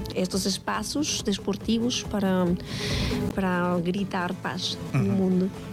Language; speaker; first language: Portuguese; non-native, fluent; Spanish